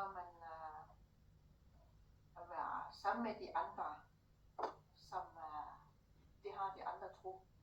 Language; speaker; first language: Danish; non-native, fluent; Thai